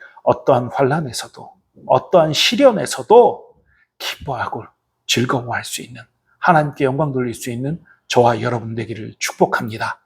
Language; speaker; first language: Korean; native; Korean